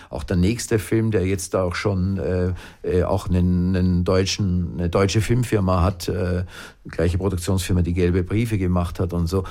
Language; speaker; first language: German; native; German